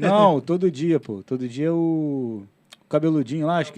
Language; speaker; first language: Portuguese; native; Portuguese